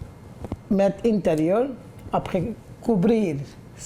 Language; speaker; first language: French; non-native, learner; Bangla